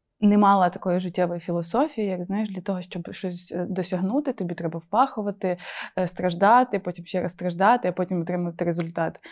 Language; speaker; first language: Ukrainian; native; Ukrainian